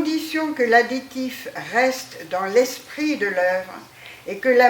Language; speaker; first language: French; native; French